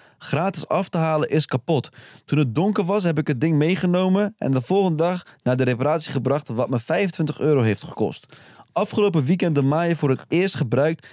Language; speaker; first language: Dutch; early bilingual, other home language; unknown